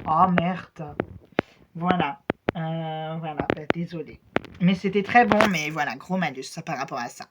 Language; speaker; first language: French; native; French